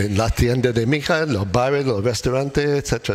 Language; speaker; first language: Spanish; non-native, learner; English